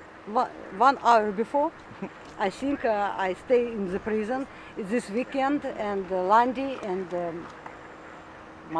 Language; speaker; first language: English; non-native, learner; Russian